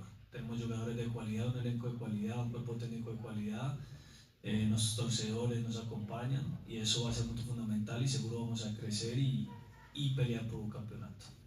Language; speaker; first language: Portuguese; non-native, learner; Spanish